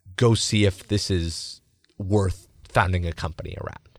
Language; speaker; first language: English; native; English